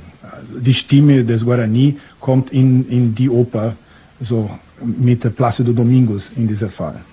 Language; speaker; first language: German; non-native, fluent; Portuguese